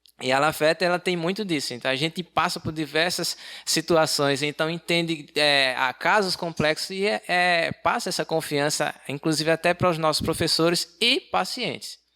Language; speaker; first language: Portuguese; native; Portuguese